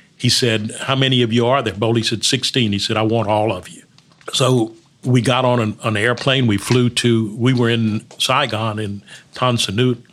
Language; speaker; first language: English; early bilingual, other home language; Spanish